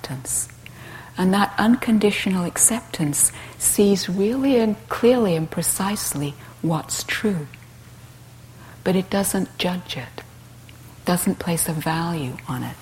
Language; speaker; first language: English; native; English